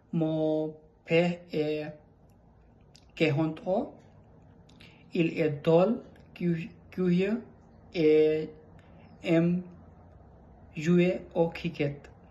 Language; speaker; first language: French; non-native, learner; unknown